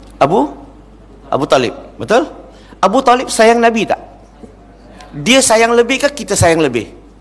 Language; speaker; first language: Malay; non-native, local second language; Chinese